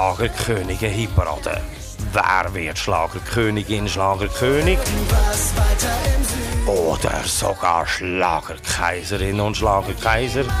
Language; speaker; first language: German; native; German